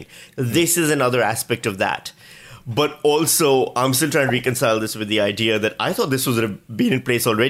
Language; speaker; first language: English; non-native, local second language; Urdu